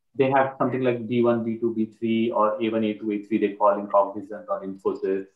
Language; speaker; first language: English; non-native, local second language; Marathi